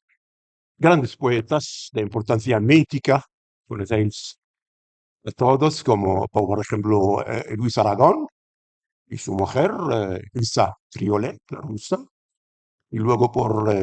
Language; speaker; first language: Spanish; non-native, fluent; Arabic